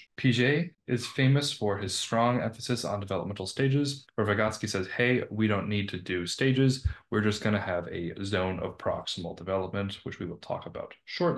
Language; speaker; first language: English; native; English